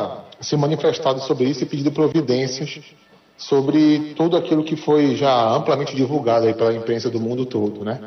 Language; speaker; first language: Portuguese; native; Portuguese